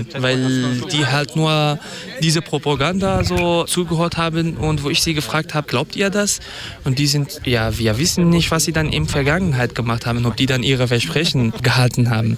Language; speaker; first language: German; non-native, fluent; Kurdish